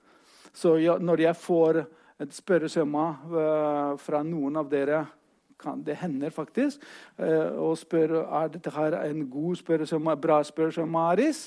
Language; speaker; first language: Norwegian; non-native, fluent; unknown